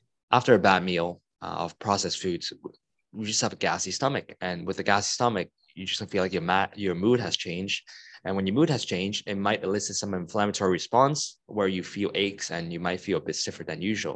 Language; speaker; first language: English; non-native, local second language; Cantonese